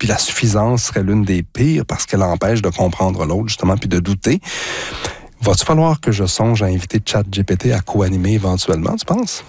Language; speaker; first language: French; native; French